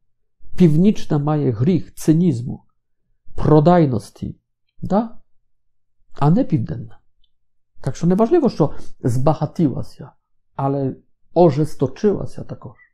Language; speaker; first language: Ukrainian; non-native, fluent; Polish